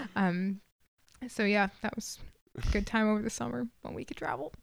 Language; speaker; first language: English; native; English